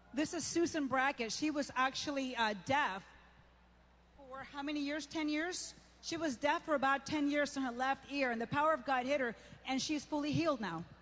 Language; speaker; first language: English; native; English